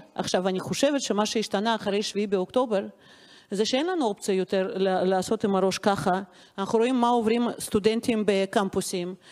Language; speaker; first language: Hebrew; non-native, fluent; Russian